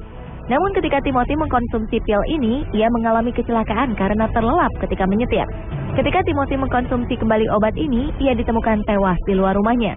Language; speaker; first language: Indonesian; native; Indonesian